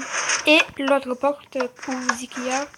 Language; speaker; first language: French; native; French